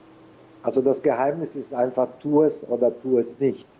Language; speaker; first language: German; non-native, fluent; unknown